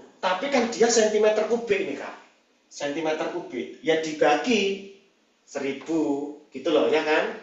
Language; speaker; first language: Indonesian; native; Indonesian